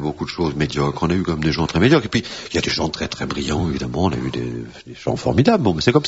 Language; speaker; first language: French; native; French